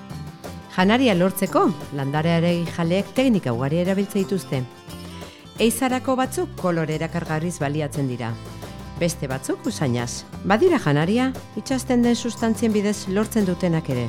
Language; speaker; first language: Basque; native; Basque